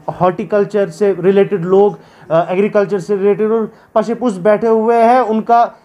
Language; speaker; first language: Hindi; non-native, local second language; Kashmiri